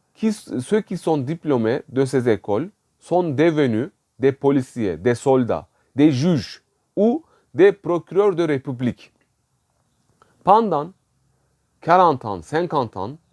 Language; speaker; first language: French; non-native, fluent; Turkish